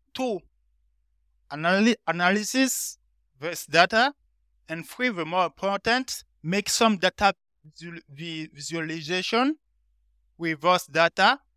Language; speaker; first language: English; non-native, learner; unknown